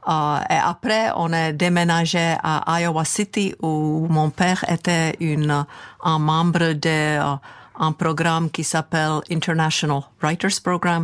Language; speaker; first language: French; non-native, fluent; Czech